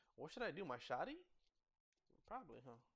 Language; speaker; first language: English; native; English